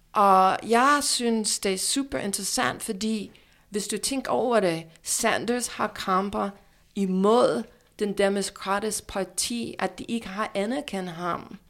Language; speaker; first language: Danish; non-native, fluent; English